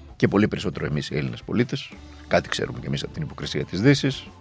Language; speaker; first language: Greek; native; Greek